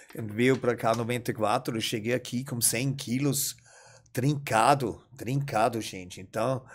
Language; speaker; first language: Portuguese; non-native, fluent; German